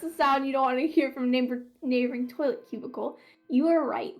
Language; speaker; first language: English; native; English